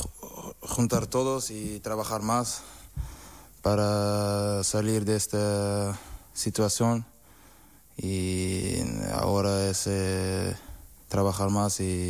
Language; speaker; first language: Spanish; non-native, learner; Portuguese